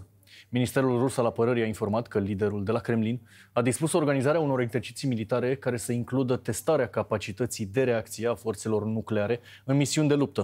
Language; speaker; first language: Romanian; native; Romanian